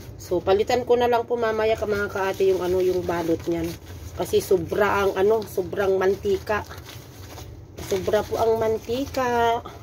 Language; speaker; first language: Filipino; non-native, local second language; Iloko